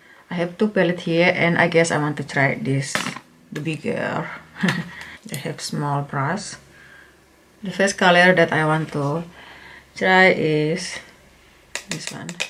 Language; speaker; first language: English; non-native, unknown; Indonesian